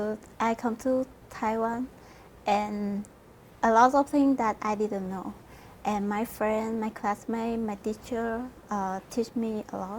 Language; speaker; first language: English; non-native, learner; Vietnamese